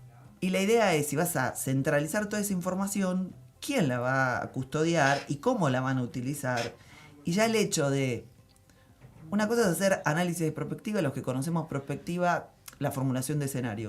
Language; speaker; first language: Spanish; native; Spanish